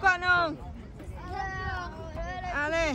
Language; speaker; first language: French; non-native, learner; Vietnamese